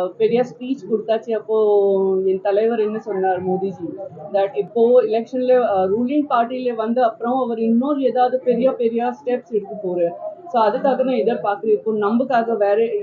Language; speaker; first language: Tamil; non-native, local second language; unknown